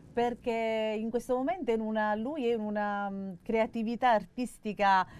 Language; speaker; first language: Italian; native; Italian